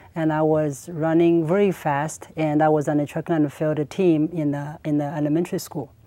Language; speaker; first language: English; non-native, learner; Chinese